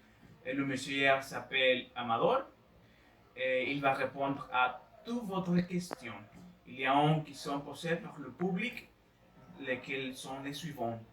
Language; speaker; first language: French; non-native, learner; Spanish